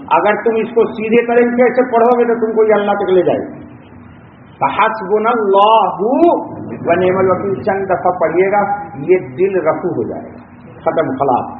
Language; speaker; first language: Urdu; native; Urdu